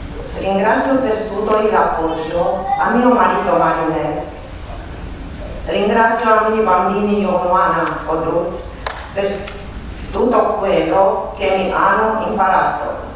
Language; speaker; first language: Italian; non-native, learner; Romanian